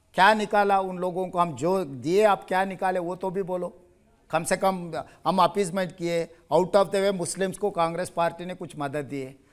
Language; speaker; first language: Hindi; non-native, local second language; Telugu